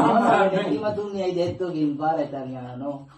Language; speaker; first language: Italian; non-native, learner; Urdu